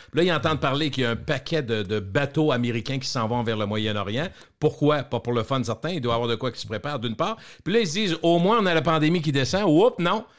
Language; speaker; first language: French; native; French